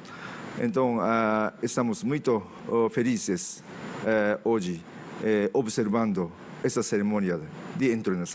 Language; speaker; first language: Portuguese; non-native, fluent; Japanese